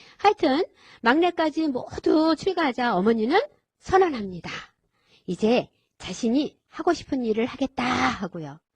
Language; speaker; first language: Korean; native; Korean